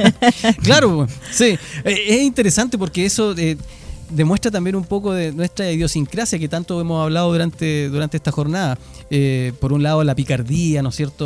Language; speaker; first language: Spanish; native; Spanish